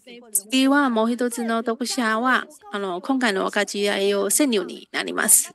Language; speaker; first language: Japanese; non-native, fluent; Chinese